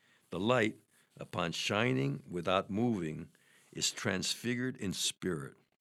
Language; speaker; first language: English; native; English